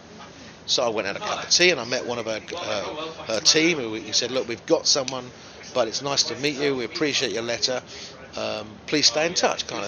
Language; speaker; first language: English; native; English